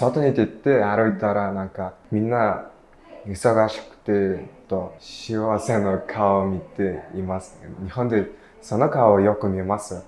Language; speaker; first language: Japanese; non-native, learner; Mongolian